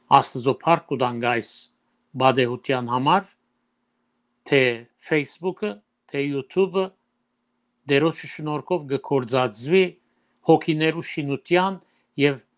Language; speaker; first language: Armenian; early bilingual, heritage; Armenian